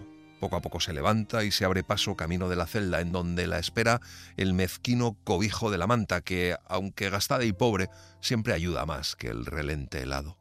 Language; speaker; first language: Spanish; native; Spanish